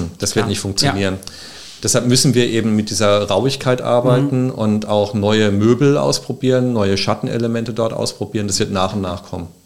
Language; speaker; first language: German; native; German